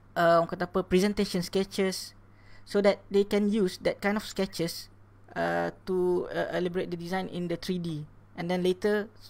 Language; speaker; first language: English; non-native, local second language; Malay